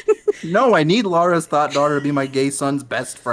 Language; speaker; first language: English; native; English